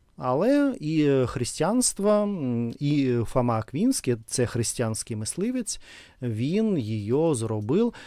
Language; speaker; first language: Ukrainian; non-native, local second language; Russian